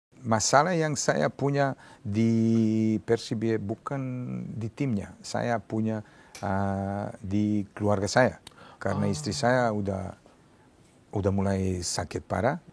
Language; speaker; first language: Indonesian; non-native, fluent; Serbian